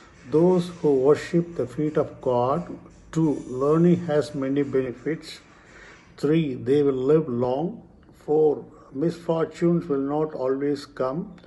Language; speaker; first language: English; non-native, local second language; Tamil